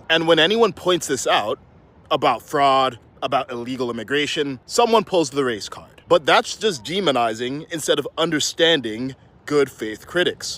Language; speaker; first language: English; early bilingual, other home language; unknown